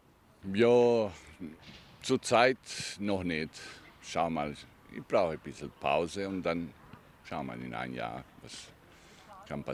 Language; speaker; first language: German; non-native, learner; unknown